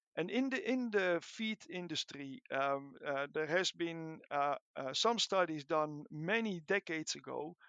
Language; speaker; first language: English; non-native, fluent; Dutch